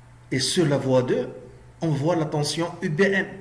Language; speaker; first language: French; non-native, local second language; Arabic